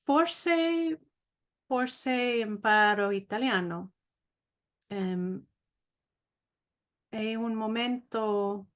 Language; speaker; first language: Italian; non-native, learner; English